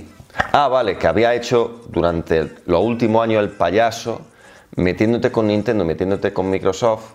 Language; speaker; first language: Spanish; native; Spanish